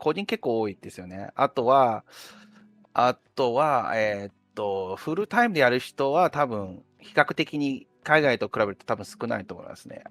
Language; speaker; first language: Japanese; non-native, fluent; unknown